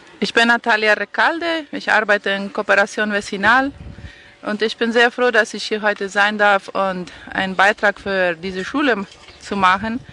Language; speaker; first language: German; non-native, fluent; Spanish